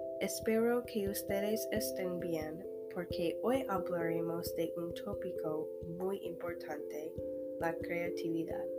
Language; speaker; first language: Spanish; non-native, learner; English